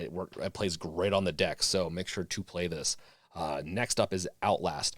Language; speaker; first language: English; native; English